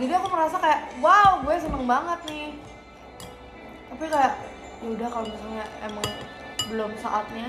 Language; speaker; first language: Indonesian; native; Indonesian